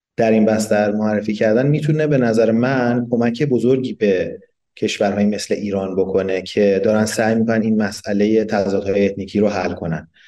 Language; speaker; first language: Persian; native; Persian